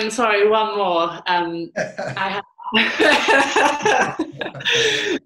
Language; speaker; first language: English; native; English